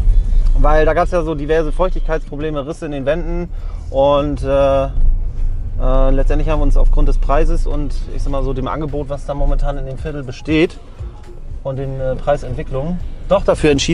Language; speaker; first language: German; native; German